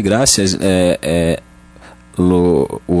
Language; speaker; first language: Spanish; non-native, learner; Portuguese